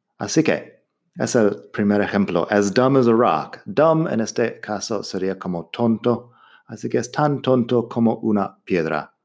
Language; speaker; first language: Spanish; non-native, fluent; English